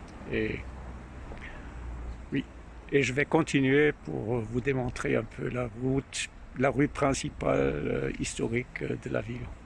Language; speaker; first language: French; non-native, learner; German